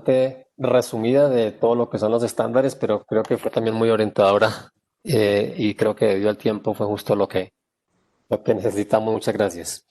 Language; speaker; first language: Spanish; native; Spanish